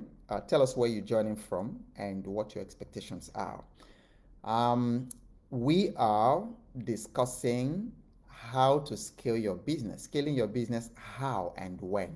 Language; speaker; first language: English; non-native, local second language; Igbo